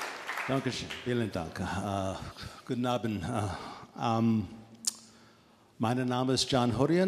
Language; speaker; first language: German; non-native, learner; English